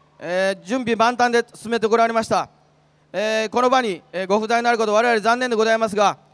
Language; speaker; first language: Japanese; native; Japanese